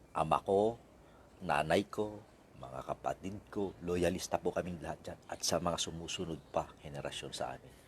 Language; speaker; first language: Filipino; non-native, local second language; Iloko